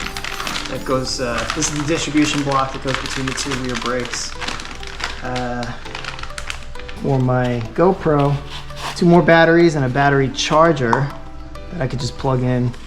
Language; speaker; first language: English; native; English